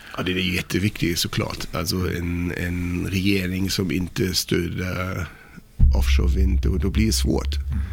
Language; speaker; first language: Swedish; non-native, fluent; German